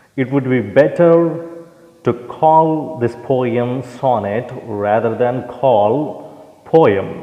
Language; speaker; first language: English; non-native, local second language; Telugu